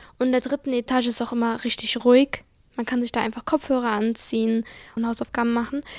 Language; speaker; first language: German; early bilingual, other home language; Arabic